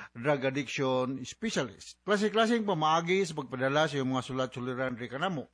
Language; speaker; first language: Cebuano; native; Cebuano